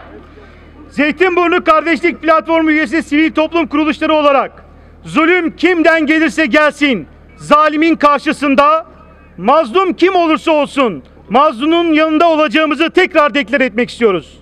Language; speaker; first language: Turkish; native; Turkish